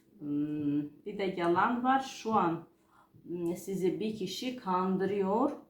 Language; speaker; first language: Turkish; non-native, fluent; Georgian